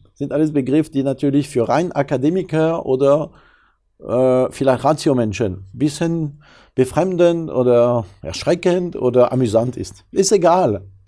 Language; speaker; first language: German; non-native, fluent; French